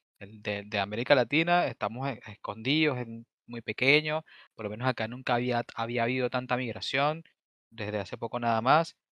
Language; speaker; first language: Spanish; native; Spanish